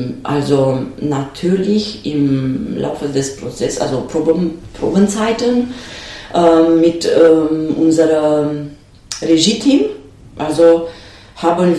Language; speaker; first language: German; non-native, fluent; Romanian